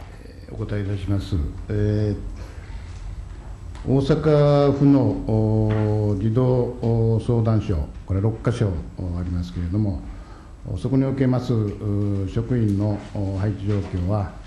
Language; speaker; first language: Japanese; native; Japanese